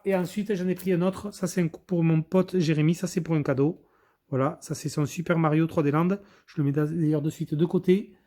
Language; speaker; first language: French; native; French